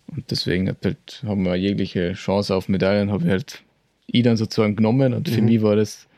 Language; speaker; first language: German; native; German